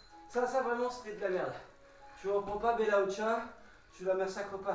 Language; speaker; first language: French; native; French